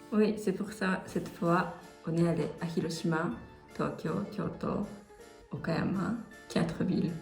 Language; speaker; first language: French; non-native, fluent; Japanese